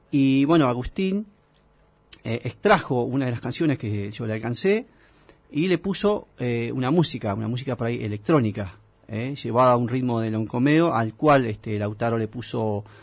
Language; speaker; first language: Spanish; native; Spanish